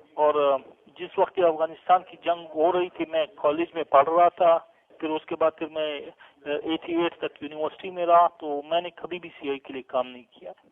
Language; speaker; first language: Urdu; non-native, local second language; Pashto